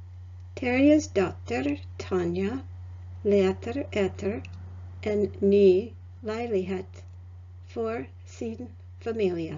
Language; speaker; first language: Norwegian; non-native, learner; English